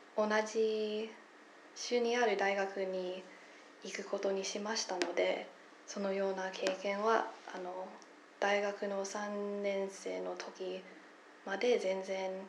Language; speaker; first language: Japanese; non-native, fluent; English